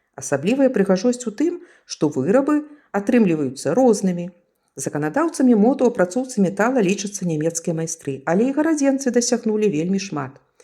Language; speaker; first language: Belarusian; native; Belarusian